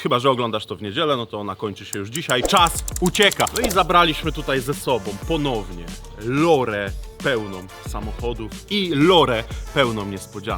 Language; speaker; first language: Polish; native; Polish